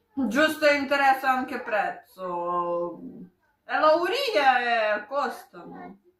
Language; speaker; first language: Italian; non-native, learner; Ukrainian